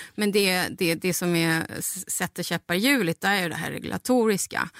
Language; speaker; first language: Swedish; non-native, fluent; Spanish